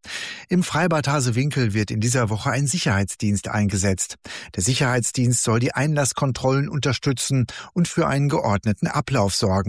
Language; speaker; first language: German; native; German